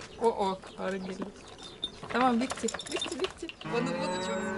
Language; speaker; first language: Turkish; non-native, learner; Russian